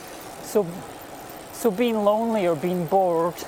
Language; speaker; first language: English; native; English